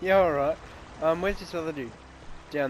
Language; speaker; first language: English; native; English